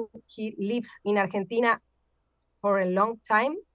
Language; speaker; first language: English; non-native, learner; Spanish